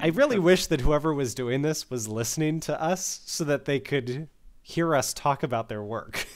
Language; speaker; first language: English; native; English